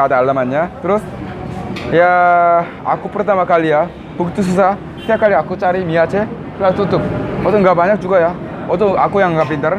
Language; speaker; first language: Indonesian; non-native, fluent; Korean